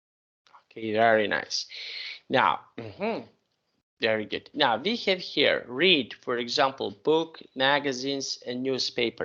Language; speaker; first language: English; non-native, fluent; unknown